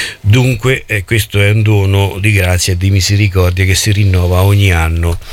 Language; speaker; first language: Italian; native; Italian